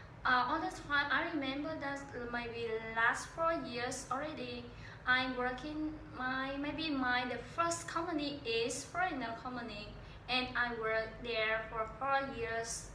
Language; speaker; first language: English; non-native, learner; Vietnamese